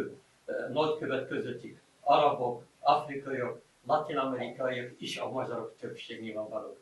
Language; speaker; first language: Hungarian; non-native, learner; Arabic